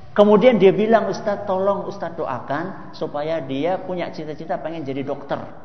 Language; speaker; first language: Indonesian; non-native, local second language; Javanese